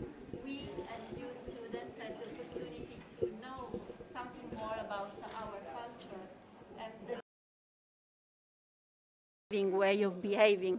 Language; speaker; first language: English; non-native, fluent; Italian